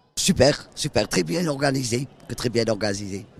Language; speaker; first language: French; non-native, fluent; Dutch